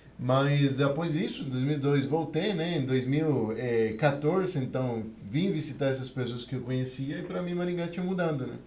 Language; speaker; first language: Portuguese; non-native, fluent; Spanish